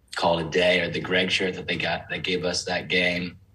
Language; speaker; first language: English; native; English